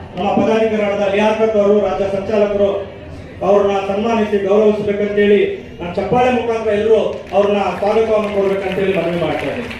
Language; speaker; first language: Kannada; native; Kannada